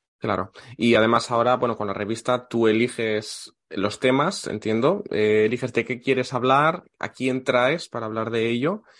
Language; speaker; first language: Spanish; native; Spanish